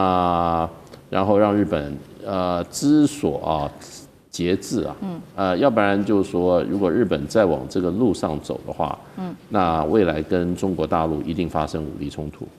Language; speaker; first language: Chinese; native; Chinese